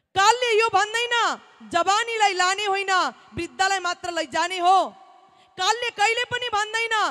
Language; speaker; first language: Nepali; native; Nepali